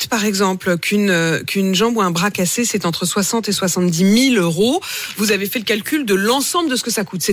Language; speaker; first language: French; native; French